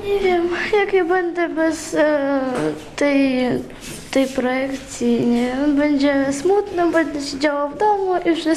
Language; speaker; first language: Polish; early bilingual, other home language; Ukrainian